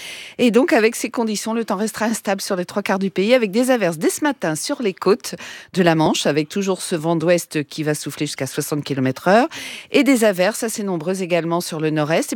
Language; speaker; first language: French; native; French